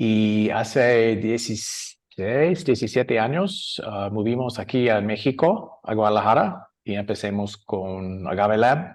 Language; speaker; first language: Spanish; non-native, learner; English